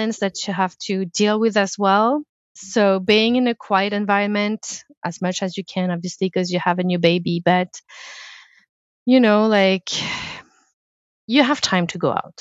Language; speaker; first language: English; non-native, fluent; French